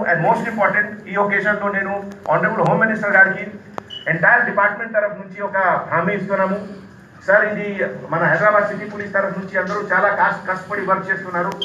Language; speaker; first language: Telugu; non-native, fluent; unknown